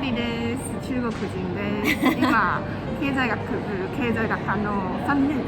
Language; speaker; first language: Japanese; non-native, fluent; Chinese